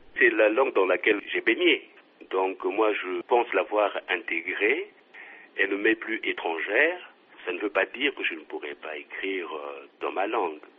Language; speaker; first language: French; non-native, local second language; Kongo